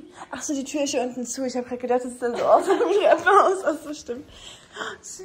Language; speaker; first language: German; native; German